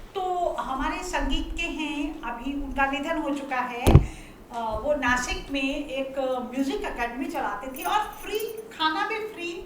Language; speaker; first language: Hindi; non-native, local second language; Sindhi